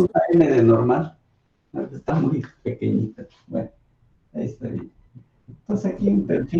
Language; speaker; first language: Spanish; native; Spanish